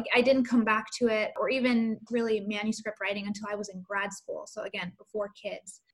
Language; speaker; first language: English; early bilingual, other home language; Spanish